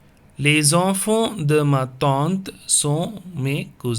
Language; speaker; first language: French; non-native, fluent; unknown